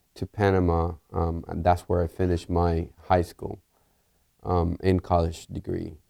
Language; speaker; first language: English; early bilingual, other home language; Spanish